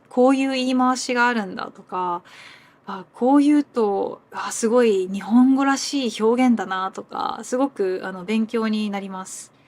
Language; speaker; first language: Japanese; native; Japanese